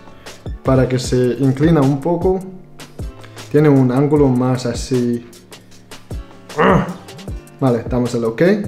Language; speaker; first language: Spanish; non-native, fluent; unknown